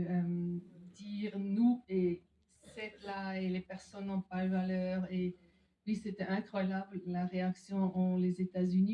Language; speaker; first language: French; non-native, fluent; German